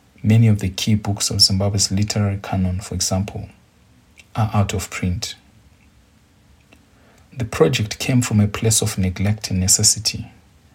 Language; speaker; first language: English; non-native, local second language; Shona